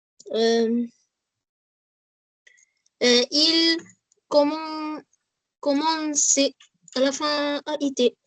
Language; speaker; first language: French; non-native, learner; Arabic